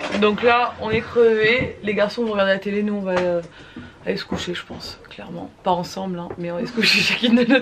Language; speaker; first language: French; native; French